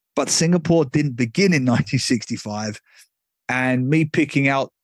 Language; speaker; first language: English; native; English